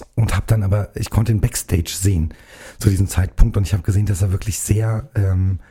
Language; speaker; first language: German; native; German